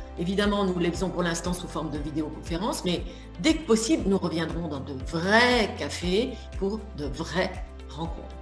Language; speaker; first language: French; native; French